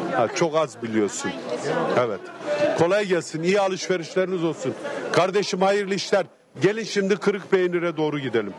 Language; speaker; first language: Turkish; native; Turkish